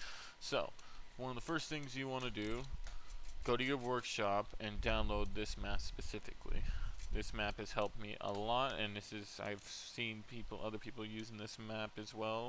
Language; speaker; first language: English; native; English